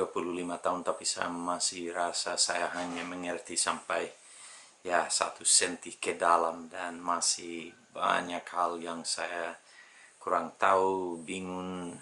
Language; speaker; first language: Indonesian; non-native, fluent; English